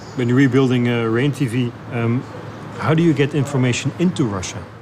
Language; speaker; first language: English; non-native, fluent; Dutch